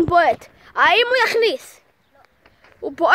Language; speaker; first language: Hebrew; native; Hebrew